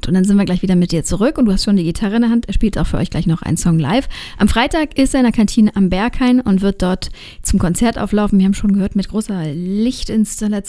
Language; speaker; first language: German; native; German